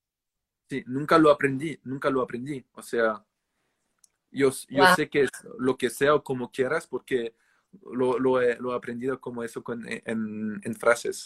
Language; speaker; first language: Spanish; non-native, fluent; French